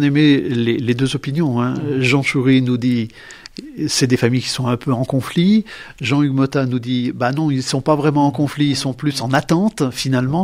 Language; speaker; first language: French; native; French